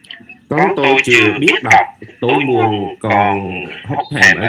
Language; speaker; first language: Vietnamese; non-native, learner; Khmer